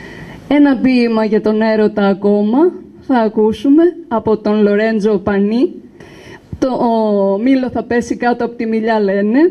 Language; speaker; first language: Greek; native; Greek